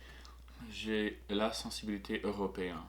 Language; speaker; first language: French; non-native, fluent; English